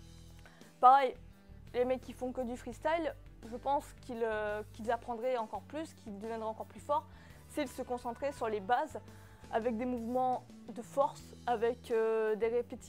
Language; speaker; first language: French; native; French